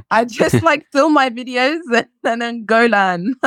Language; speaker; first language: English; early bilingual, other home language; French